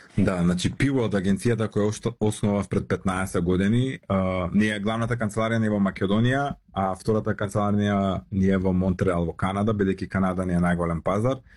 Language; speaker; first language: Macedonian; native; Macedonian